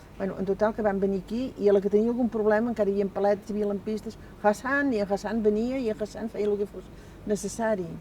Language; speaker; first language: Catalan; native; Catalan